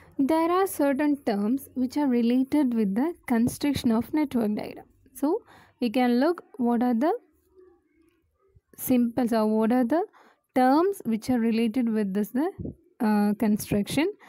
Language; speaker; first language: English; non-native, local second language; Malayalam